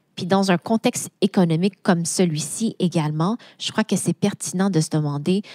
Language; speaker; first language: French; native; French